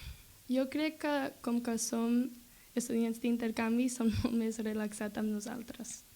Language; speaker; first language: Catalan; non-native, learner; English